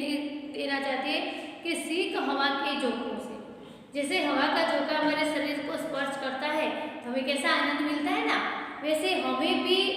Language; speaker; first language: Hindi; non-native, local second language; Gujarati